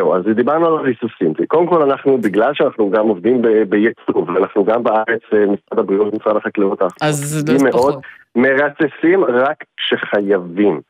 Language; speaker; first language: Hebrew; native; Hebrew